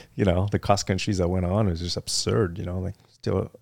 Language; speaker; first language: English; non-native, fluent; French